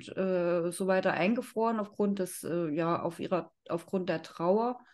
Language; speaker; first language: German; native; German